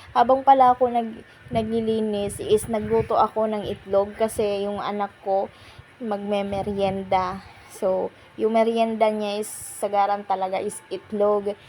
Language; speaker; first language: Filipino; non-native, local second language; Waray